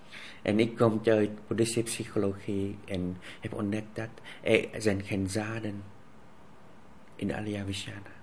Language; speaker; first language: Dutch; non-native, fluent; Vietnamese